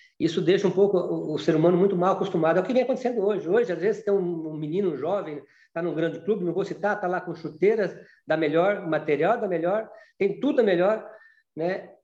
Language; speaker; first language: Portuguese; native; Portuguese